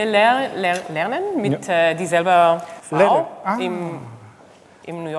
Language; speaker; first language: German; non-native, learner; Hebrew